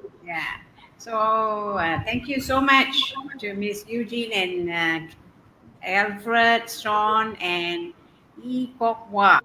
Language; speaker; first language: English; non-native, local second language; Cantonese